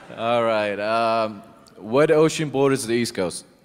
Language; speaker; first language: English; non-native, fluent; Arabic